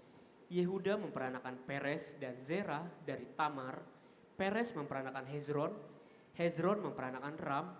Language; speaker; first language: Indonesian; native; Indonesian